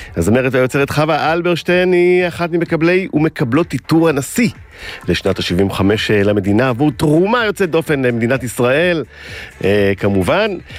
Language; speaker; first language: Hebrew; native; Hebrew